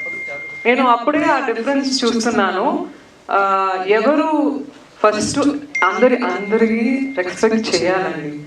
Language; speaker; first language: Telugu; non-native, learner; Tamil